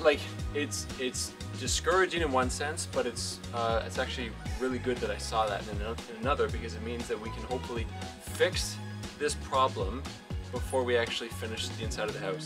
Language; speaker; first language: English; native; English